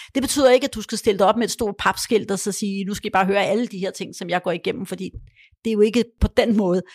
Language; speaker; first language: Danish; early bilingual, other home language; Polish